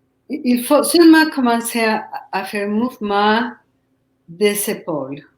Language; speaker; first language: French; non-native, fluent; Spanish